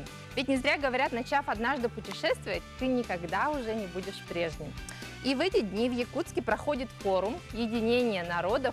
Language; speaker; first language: Russian; native; Russian